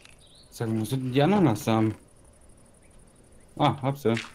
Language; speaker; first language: German; native; German